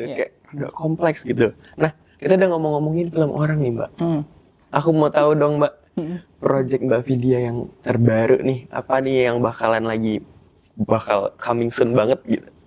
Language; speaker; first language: Indonesian; native; Indonesian